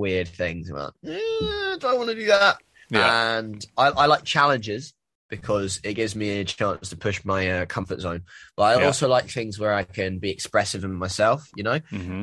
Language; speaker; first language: English; native; English